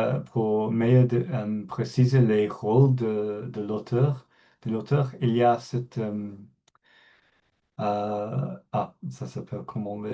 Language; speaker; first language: French; non-native, fluent; English